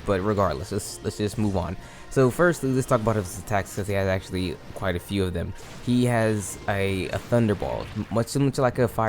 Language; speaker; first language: English; native; English